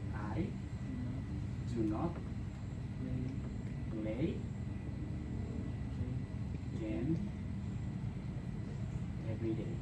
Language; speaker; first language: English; non-native, fluent; Indonesian